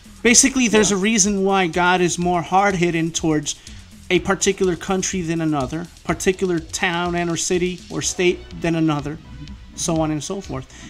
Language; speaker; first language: English; early bilingual, other home language; Spanish